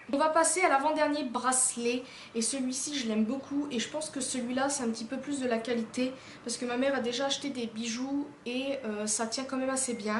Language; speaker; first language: French; native; French